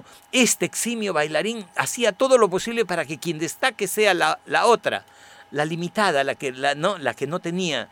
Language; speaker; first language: Spanish; native; Spanish